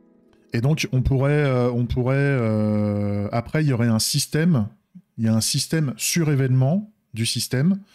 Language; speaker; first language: French; native; French